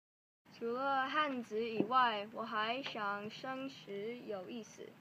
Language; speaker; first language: Chinese; non-native, learner; English